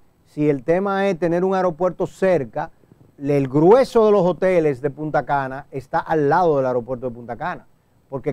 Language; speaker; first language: Spanish; native; Spanish